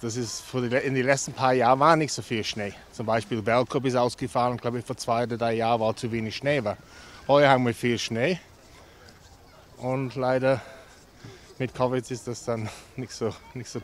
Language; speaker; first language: German; non-native, fluent; English